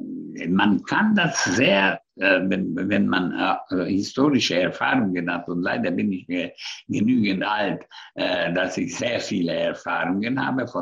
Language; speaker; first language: German; non-native, fluent; Hungarian